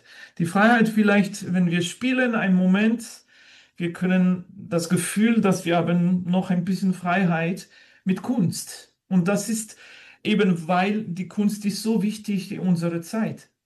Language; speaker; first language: German; non-native, learner; French